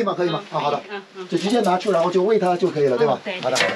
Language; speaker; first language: Chinese; non-native, fluent; Korean